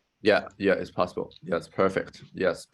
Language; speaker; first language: English; non-native, fluent; Chinese